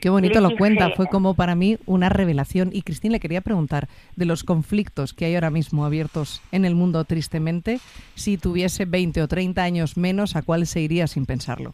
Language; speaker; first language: Spanish; native; Spanish